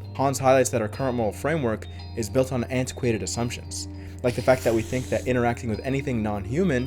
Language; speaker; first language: English; native; English